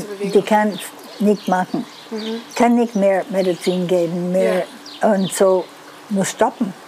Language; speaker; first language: German; non-native, learner; English